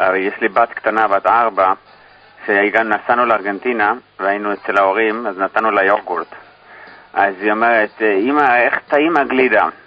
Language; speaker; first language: Hebrew; early bilingual, heritage; Hebrew